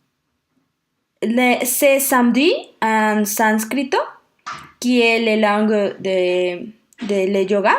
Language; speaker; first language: French; non-native, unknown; Spanish